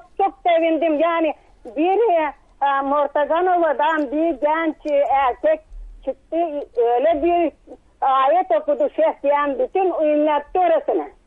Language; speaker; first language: Turkish; native; Turkish